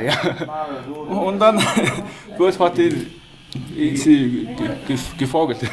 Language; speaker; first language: German; non-native, learner; Mongolian